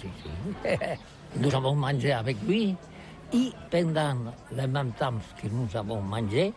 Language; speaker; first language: French; non-native, learner; Catalan